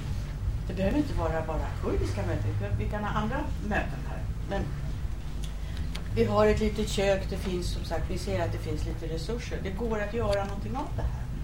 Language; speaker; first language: Swedish; native; Swedish